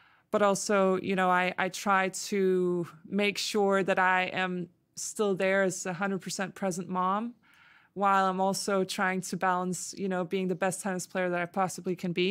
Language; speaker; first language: English; non-native, fluent; Danish